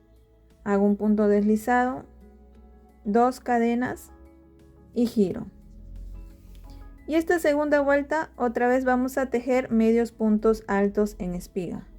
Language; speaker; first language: Spanish; native; Spanish